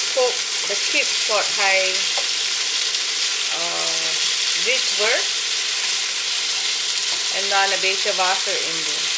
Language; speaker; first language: Dutch; non-native, learner; Malay